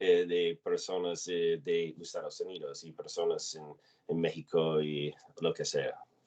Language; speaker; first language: Spanish; non-native, learner; English